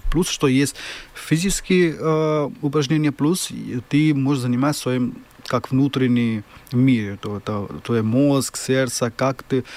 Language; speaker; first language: Russian; non-native, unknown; Hindi